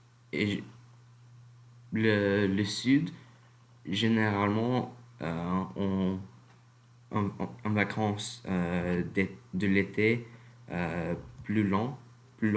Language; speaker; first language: French; non-native, learner; English